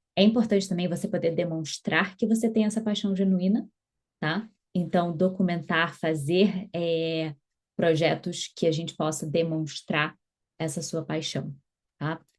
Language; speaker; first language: Portuguese; native; Portuguese